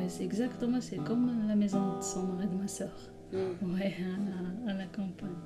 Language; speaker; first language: French; non-native, local second language; Arabic